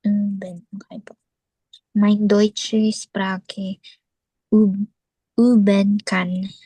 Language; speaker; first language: German; non-native, learner; Filipino